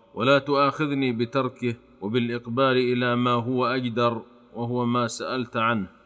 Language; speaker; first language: Arabic; native; Arabic